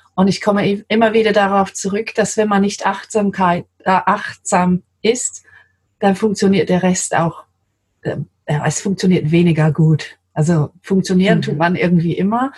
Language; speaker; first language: German; non-native, fluent; English